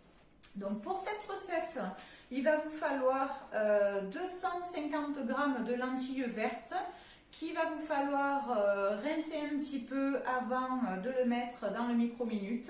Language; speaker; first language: French; native; French